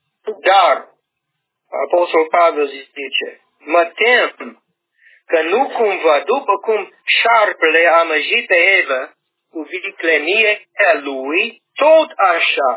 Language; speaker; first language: Romanian; non-native, learner; English